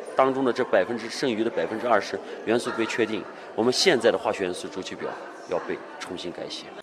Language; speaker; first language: Chinese; native; Chinese